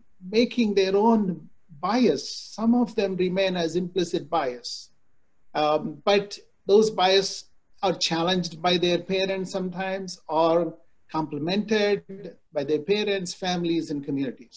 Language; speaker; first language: English; non-native, local second language; Telugu